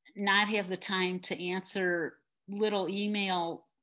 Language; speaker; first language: English; native; English